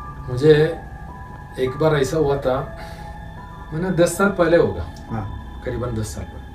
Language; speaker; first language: Hindi; non-native, local second language; Malayalam